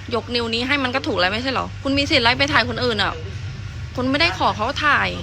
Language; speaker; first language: Thai; early bilingual, other home language; Khmer